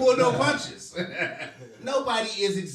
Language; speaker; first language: English; native; English